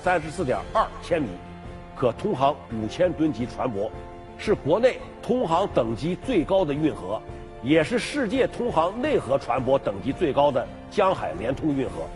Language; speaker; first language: Chinese; native; Chinese